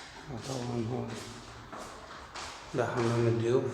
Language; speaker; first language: Arabic; native; Arabic